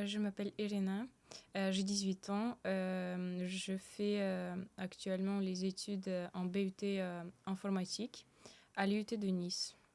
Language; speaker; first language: French; early bilingual, other home language; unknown